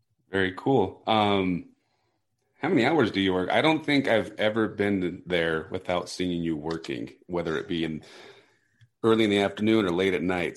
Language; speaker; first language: English; native; English